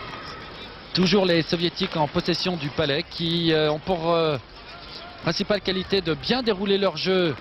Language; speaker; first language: French; native; French